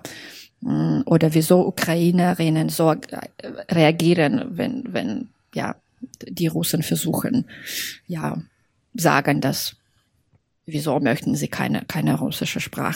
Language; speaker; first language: German; non-native, fluent; Russian